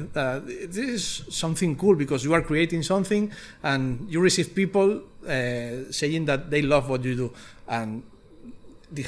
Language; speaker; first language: English; non-native, fluent; Spanish